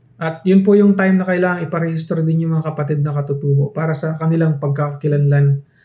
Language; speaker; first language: Filipino; non-native, local second language; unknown